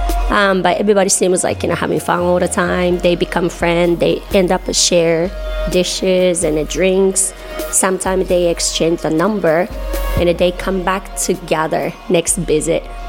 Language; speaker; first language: English; non-native, fluent; Japanese